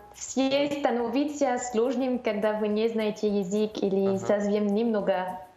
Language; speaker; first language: Russian; non-native, learner; French